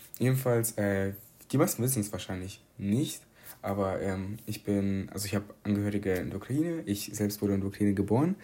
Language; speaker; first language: German; early bilingual, other home language; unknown